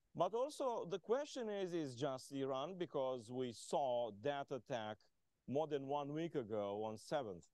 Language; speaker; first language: English; non-native, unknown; Romanian